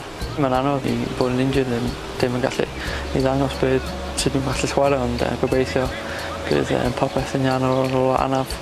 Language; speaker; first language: Welsh; non-native, local second language; English